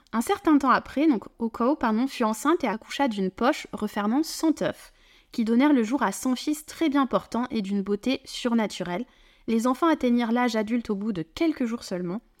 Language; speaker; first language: French; native; French